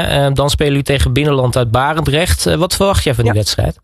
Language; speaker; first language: Dutch; native; Dutch